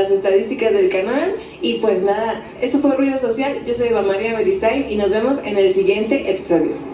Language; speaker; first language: Spanish; native; Spanish